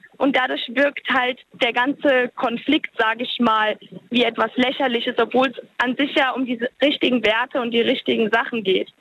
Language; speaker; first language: German; native; German